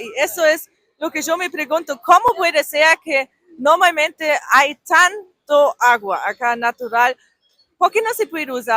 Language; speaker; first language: Spanish; non-native, fluent; German